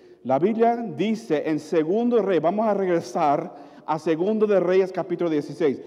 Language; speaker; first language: Spanish; early bilingual, other home language; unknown